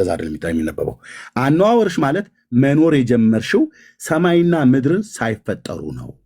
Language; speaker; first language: Amharic; native; Amharic